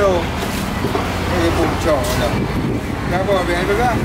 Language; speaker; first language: Indonesian; non-native, local second language; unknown